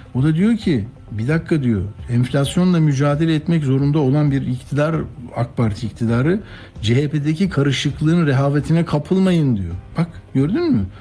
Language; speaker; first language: Turkish; native; Turkish